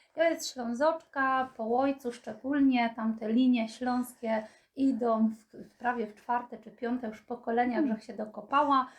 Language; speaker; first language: Polish; native; Polish